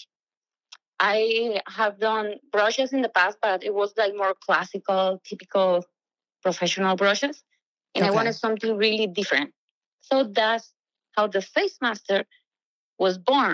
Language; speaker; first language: English; non-native, fluent; Spanish